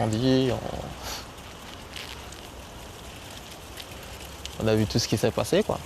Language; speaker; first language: French; early bilingual, other home language; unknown